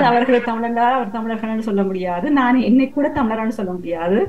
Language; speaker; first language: Tamil; early bilingual, heritage; Tamil